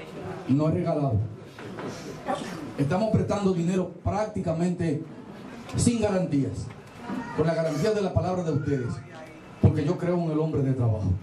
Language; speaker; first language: Spanish; native; Spanish